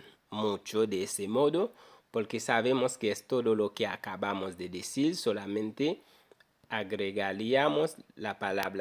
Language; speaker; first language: Spanish; non-native, fluent; Haitian Creole